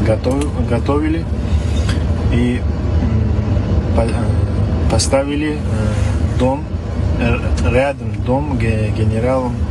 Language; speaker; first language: Russian; non-native, learner; Uzbek